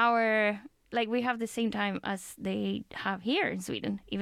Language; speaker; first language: English; non-native, fluent; Spanish